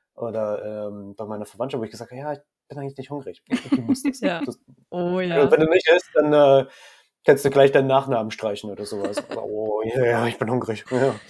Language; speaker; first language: German; native; German